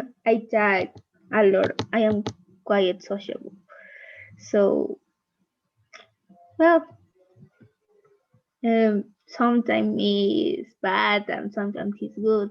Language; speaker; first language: English; non-native, learner; Spanish